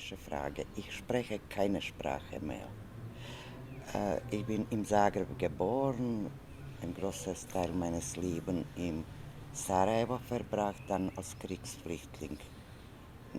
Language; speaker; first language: German; non-native, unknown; Serbian